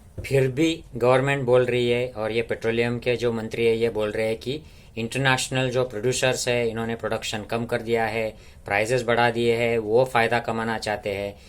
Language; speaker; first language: Hindi; non-native, local second language; Marathi